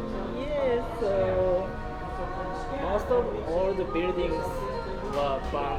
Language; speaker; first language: English; non-native, learner; Japanese